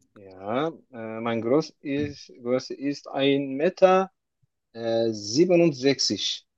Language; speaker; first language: German; non-native, learner; Turkish